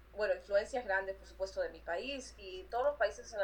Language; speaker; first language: Spanish; native; Spanish